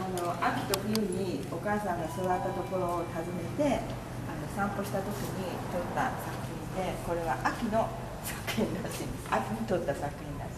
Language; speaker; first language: Japanese; native; Japanese